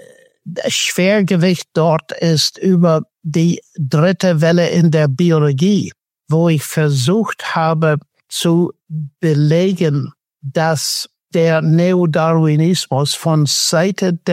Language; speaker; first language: German; non-native, fluent; English